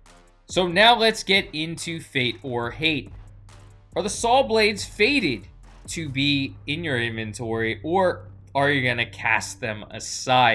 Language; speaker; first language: English; native; English